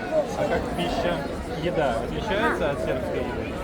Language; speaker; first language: Russian; native; Russian